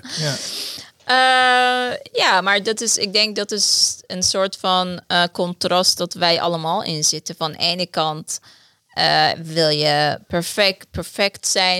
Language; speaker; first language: Dutch; non-native, fluent; Persian